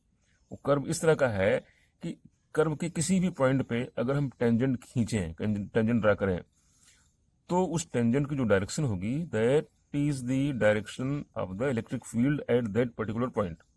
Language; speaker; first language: Hindi; native; Hindi